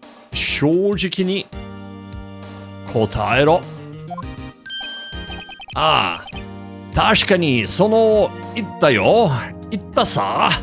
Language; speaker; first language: Japanese; non-native, learner; English